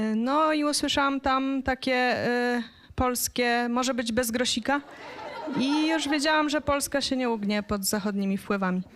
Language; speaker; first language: Polish; native; Polish